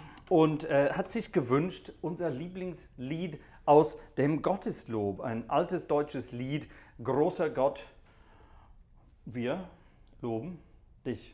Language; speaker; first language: German; non-native, fluent; English